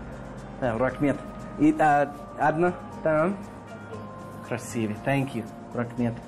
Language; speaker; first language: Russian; non-native, learner; English